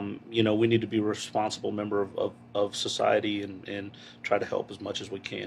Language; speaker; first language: English; native; English